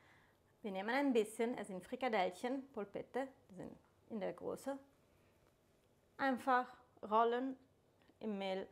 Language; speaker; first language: German; non-native, fluent; Italian